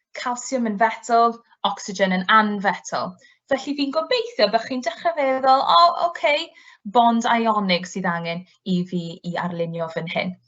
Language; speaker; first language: Welsh; native; Welsh